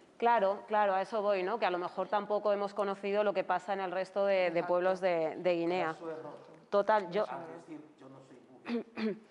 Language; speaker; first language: Spanish; native; Spanish